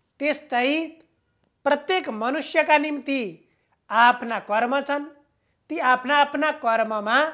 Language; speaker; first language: Nepali; native; Nepali